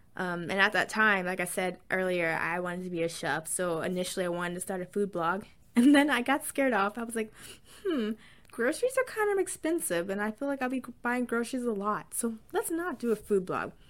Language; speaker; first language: English; native; English